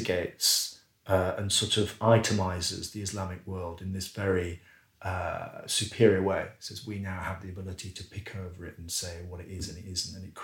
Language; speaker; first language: English; native; English